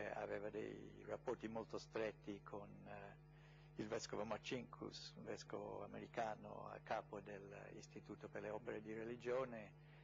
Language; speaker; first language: Italian; non-native, fluent; English